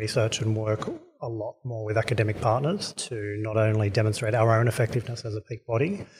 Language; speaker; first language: English; native; English